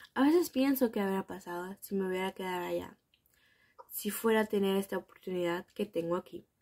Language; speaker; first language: German; early bilingual, other home language; Spanish